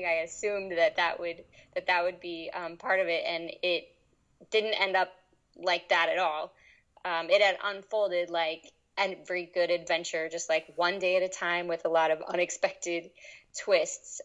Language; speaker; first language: English; native; English